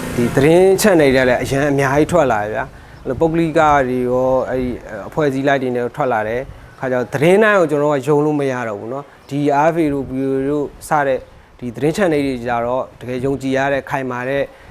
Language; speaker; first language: Burmese; native; Burmese